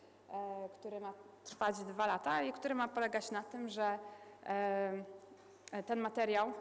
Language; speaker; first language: Polish; native; Polish